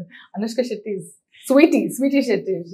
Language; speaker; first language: Telugu; non-native, learner; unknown